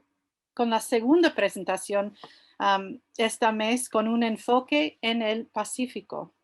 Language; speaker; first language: Spanish; non-native, fluent; English